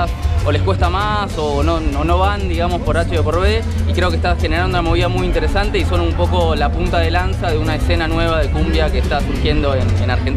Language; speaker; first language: Spanish; native; Spanish